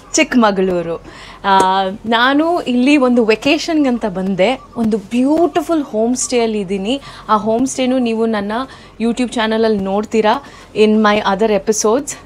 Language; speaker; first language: Kannada; non-native, local second language; Konkani